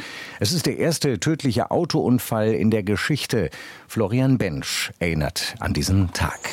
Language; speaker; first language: German; native; German